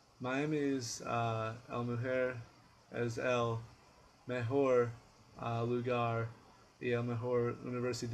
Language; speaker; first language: Spanish; non-native, learner; English